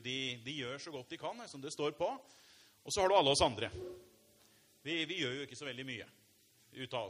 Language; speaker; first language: Norwegian; native; Norwegian